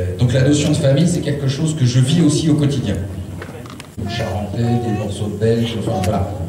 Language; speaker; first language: French; early bilingual, other home language; Swiss German